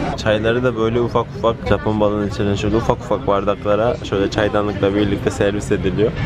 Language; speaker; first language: Turkish; non-native, fluent; Japanese